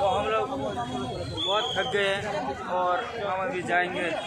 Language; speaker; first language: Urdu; non-native, local second language; Bangla